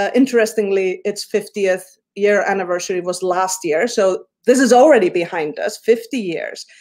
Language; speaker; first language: English; non-native, fluent; Icelandic